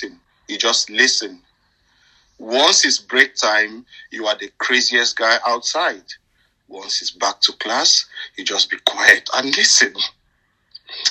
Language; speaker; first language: English; non-native, local second language; French